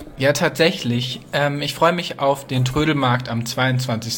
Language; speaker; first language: German; native; German